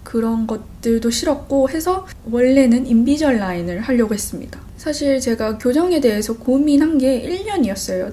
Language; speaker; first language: Korean; early bilingual, other home language; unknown